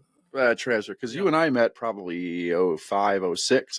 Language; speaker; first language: English; native; English